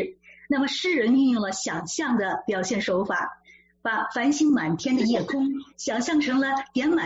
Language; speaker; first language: Chinese; native; Chinese